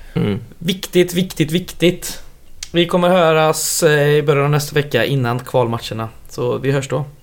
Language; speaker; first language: Swedish; native; Swedish